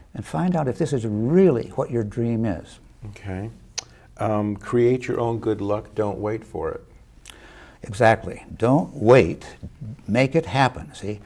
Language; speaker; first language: English; native; English